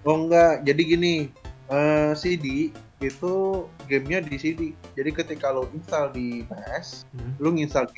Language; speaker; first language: Indonesian; native; Indonesian